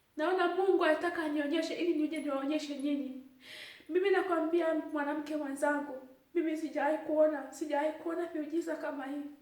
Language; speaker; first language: Swahili; native; Swahili